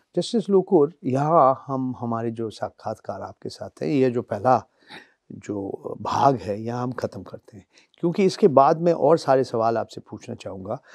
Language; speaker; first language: Hindi; non-native, local second language; Bangla